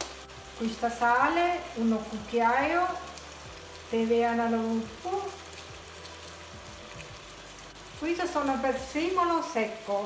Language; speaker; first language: Italian; non-native, learner; Tamil